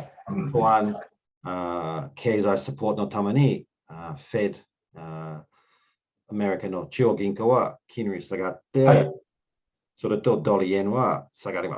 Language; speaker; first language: Japanese; non-native, learner; English